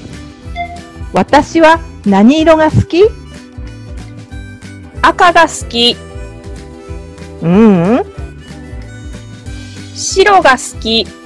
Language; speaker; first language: Japanese; non-native, fluent; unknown